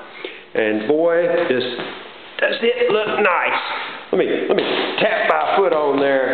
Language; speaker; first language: English; native; English